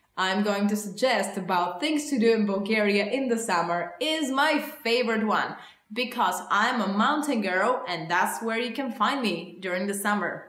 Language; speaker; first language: English; non-native, fluent; Bulgarian